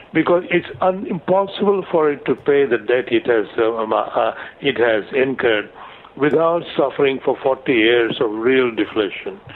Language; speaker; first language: English; non-native, local second language; Gujarati